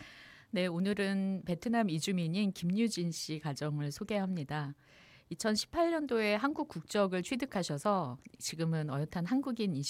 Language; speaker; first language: Korean; native; Korean